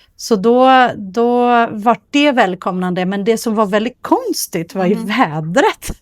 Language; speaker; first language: Swedish; non-native, fluent; Portuguese